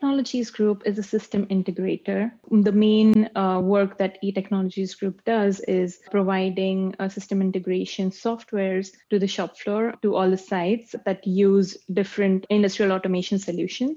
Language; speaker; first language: English; non-native, local second language; Marathi